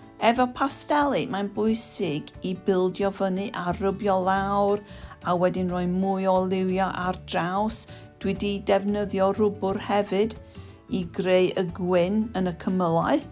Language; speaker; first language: Welsh; non-native, local second language; English